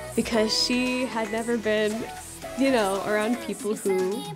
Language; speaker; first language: English; native; English